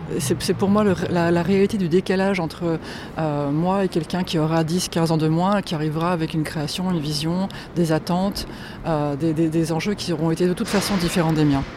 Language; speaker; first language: French; non-native, fluent; Polish